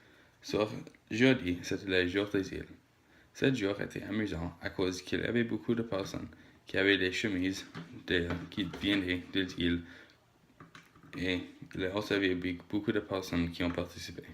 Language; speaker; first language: French; non-native, learner; English